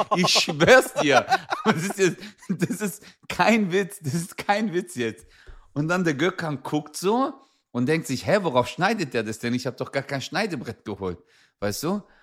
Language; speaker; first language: German; early bilingual, other home language; Turkish